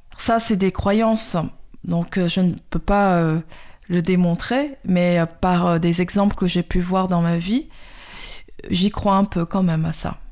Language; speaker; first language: French; early bilingual, other home language; Khmer